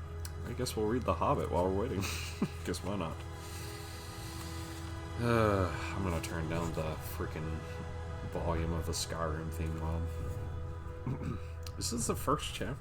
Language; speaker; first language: English; native; English